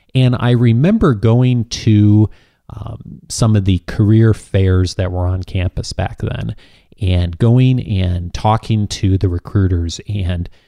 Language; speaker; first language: English; native; English